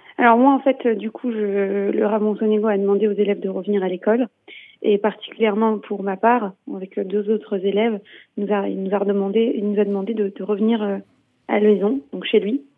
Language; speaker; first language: French; native; French